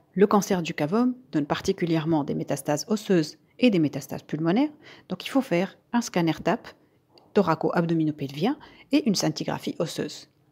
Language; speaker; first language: French; non-native, local second language; Arabic